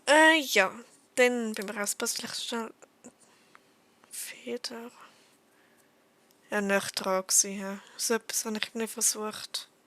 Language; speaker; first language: German; native; German